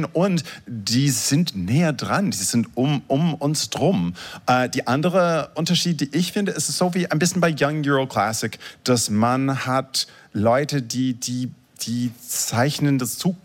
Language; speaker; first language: German; non-native, fluent; English